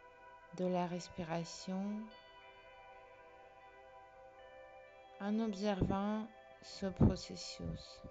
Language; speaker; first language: French; non-native, fluent; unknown